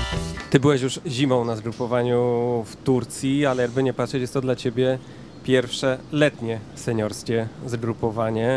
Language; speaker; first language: Polish; native; Polish